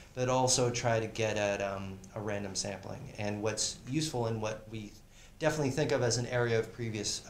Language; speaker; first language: English; native; English